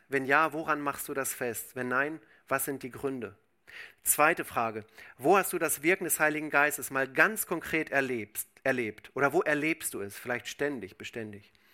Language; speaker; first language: German; native; German